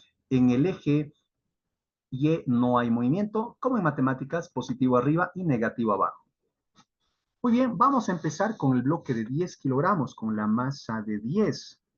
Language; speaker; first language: Spanish; native; Spanish